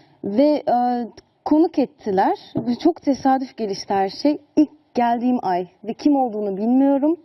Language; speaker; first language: Turkish; early bilingual, heritage; Turkish